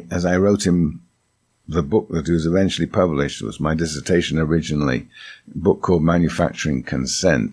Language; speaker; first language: English; native; English